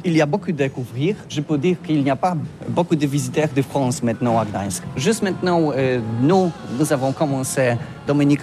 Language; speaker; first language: French; non-native, learner; Polish